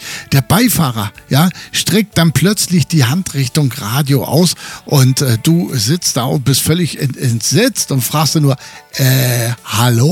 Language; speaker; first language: German; native; German